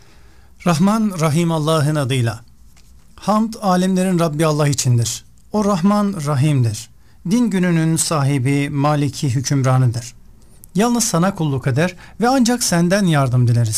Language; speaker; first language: Turkish; native; Turkish